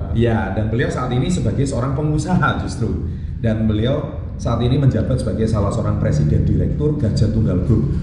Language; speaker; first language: Indonesian; native; Indonesian